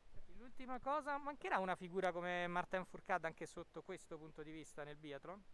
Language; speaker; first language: Italian; native; Italian